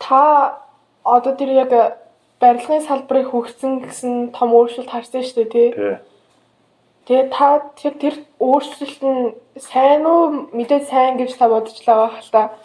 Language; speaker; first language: Mongolian; early bilingual, heritage; Mongolian